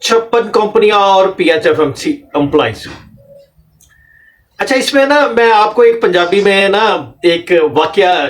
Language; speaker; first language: Urdu; non-native, local second language; Punjabi